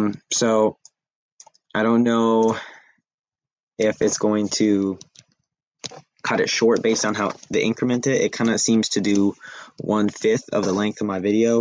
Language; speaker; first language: English; native; English